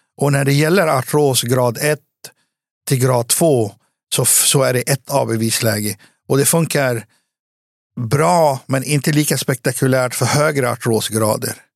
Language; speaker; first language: Swedish; early bilingual, other home language; Arabic